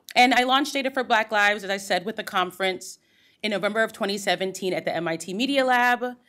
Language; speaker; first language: English; native; English